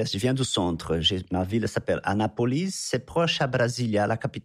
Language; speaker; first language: French; non-native, fluent; Portuguese